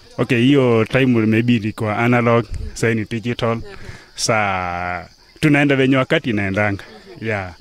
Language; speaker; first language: Swahili; non-native, local second language; Gusii